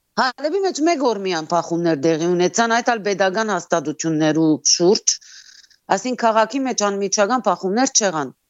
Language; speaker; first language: Armenian; early bilingual, heritage; Armenian